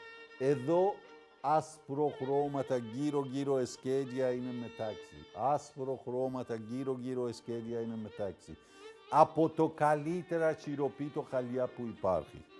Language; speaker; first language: Greek; non-native, learner; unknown